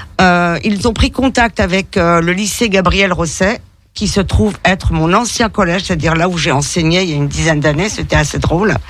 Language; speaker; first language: French; native; French